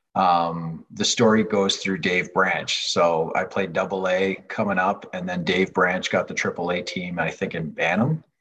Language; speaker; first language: English; non-native, fluent; French